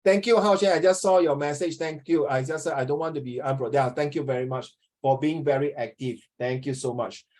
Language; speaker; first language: English; non-native, local second language; Chinese